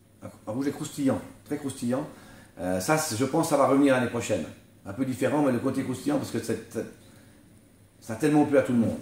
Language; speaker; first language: French; native; French